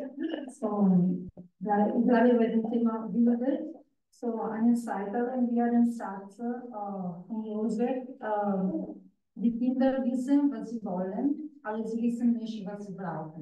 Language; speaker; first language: German; non-native, learner; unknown